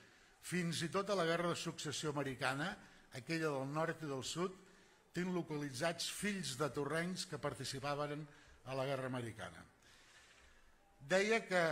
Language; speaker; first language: Catalan; native; Catalan